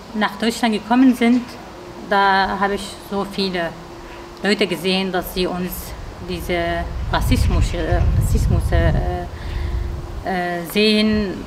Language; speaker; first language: German; non-native, learner; Arabic